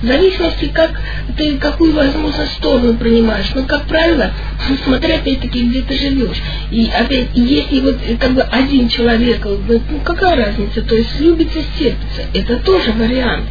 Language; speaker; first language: Russian; native; Russian